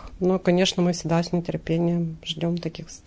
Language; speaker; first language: Russian; native; Russian